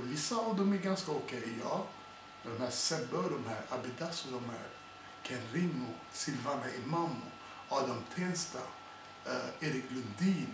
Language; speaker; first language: Swedish; non-native, fluent; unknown